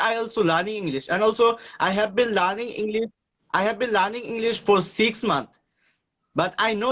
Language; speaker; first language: English; non-native, learner; Bangla